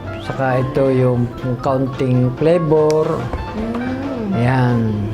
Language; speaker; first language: Filipino; native; Filipino